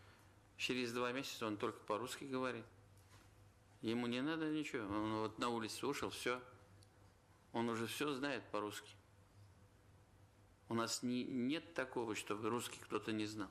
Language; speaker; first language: Russian; non-native, local second language; Tatar